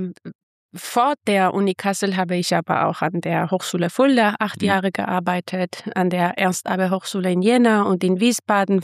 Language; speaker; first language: German; non-native, fluent; Armenian